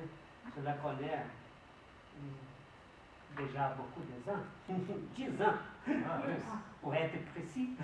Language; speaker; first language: French; non-native, learner; Portuguese